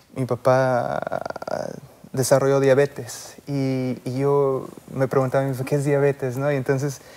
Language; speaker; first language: Spanish; native; Spanish